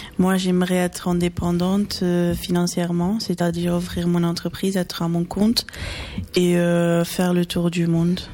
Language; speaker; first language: French; non-native, fluent; Portuguese